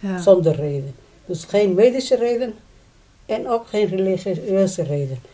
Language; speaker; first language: Dutch; non-native, learner; Somali